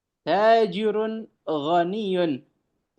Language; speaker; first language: Arabic; non-native, fluent; Indonesian